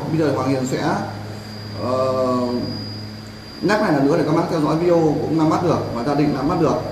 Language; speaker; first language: Vietnamese; native; Vietnamese